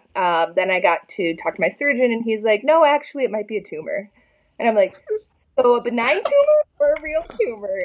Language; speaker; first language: English; native; English